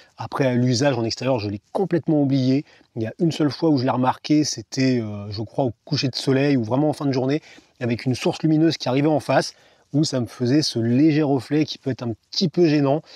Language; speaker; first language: French; native; French